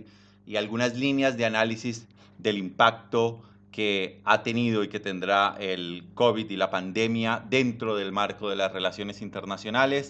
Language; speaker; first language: Spanish; native; Spanish